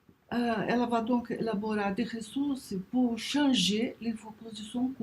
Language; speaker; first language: French; non-native, learner; Portuguese